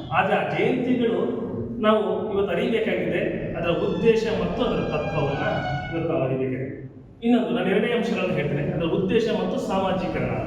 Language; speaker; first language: Kannada; non-native, local second language; Lambadi